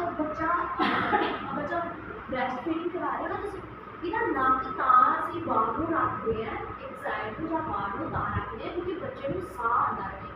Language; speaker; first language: Hindi; non-native, local second language; Punjabi